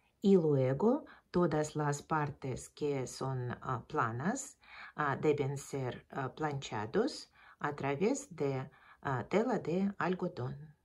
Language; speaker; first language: Spanish; non-native, fluent; Russian